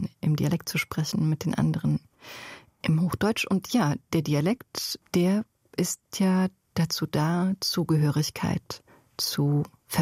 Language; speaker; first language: German; native; German